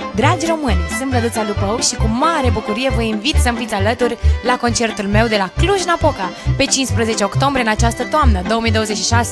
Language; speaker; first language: Romanian; native; Romanian